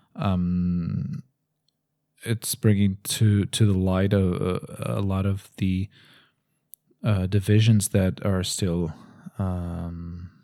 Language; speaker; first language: English; non-native, fluent; Portuguese